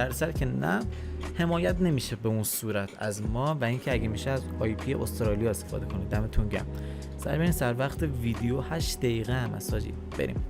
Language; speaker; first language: Persian; native; Persian